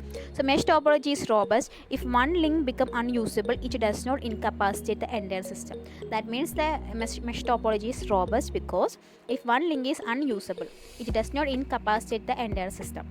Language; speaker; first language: English; non-native, local second language; Malayalam